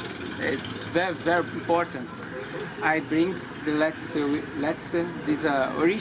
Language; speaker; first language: English; non-native, learner; Portuguese